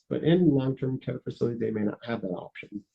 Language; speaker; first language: English; native; English